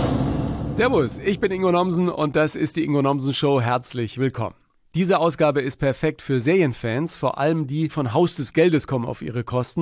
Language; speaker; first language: German; native; German